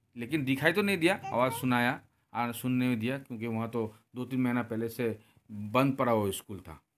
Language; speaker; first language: Hindi; non-native, local second language; Bangla